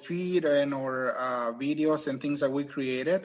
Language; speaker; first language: English; non-native, fluent; Spanish